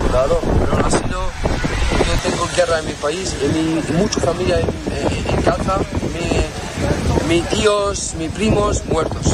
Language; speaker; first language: Spanish; non-native, learner; Arabic